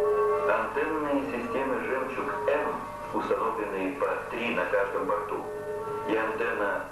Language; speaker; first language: Russian; native; Russian